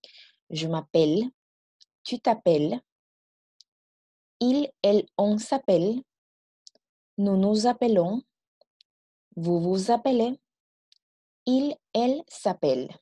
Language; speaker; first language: French; non-native, fluent; Spanish